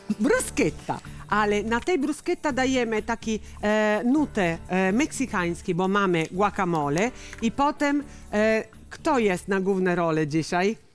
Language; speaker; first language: Polish; non-native, learner; Italian